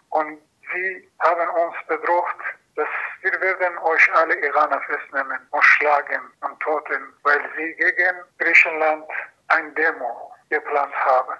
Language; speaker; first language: German; non-native, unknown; Persian